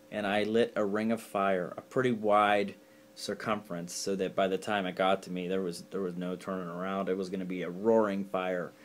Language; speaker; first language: English; native; English